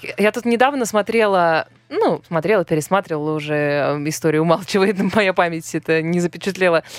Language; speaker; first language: Russian; native; Russian